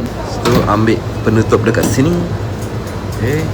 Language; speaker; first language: Malay; native; Malay